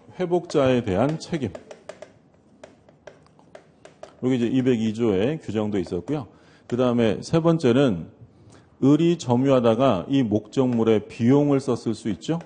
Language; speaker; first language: Korean; native; Korean